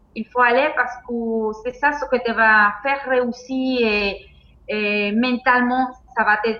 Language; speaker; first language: French; non-native, fluent; Spanish